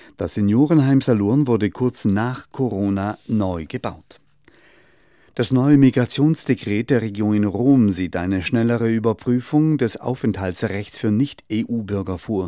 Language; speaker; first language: German; native; German